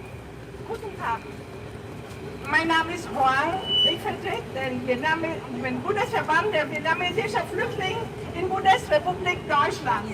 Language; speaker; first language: German; non-native, learner; Vietnamese